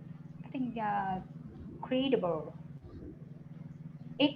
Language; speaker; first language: English; non-native, learner; Vietnamese